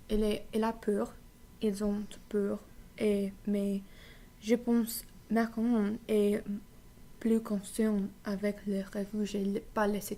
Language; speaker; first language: French; non-native, learner; English